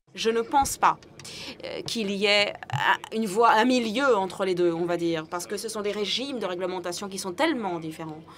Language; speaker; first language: French; non-native, fluent; English